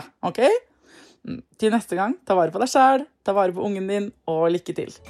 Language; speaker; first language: Norwegian; native; Norwegian